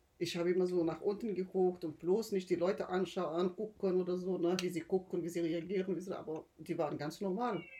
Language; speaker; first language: German; early bilingual, other home language; Arabic